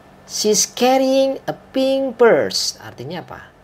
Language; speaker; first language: English; non-native, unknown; Indonesian